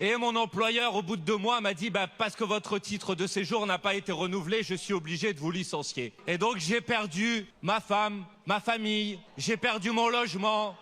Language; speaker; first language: French; native; French